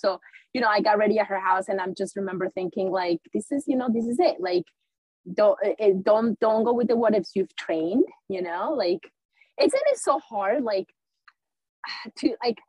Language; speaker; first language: English; early bilingual, other home language; Spanish